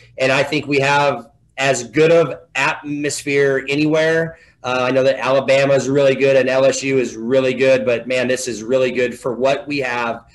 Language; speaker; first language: English; native; English